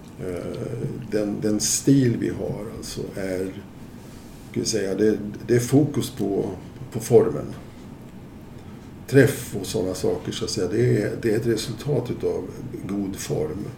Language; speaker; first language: Swedish; native; Swedish